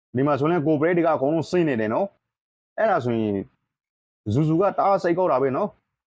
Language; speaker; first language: Burmese; non-native, local second language; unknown